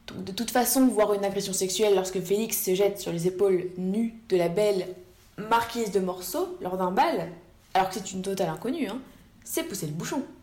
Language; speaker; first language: French; native; French